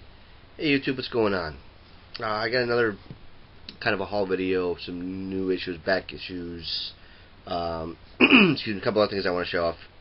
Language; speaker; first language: English; native; English